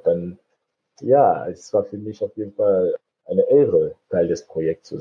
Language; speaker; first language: German; non-native, fluent; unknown